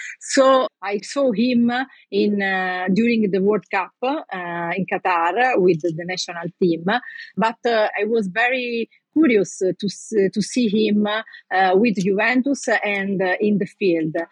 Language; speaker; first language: English; non-native, learner; Italian